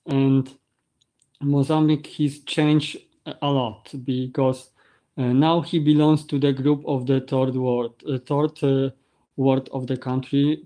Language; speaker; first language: English; non-native, learner; Polish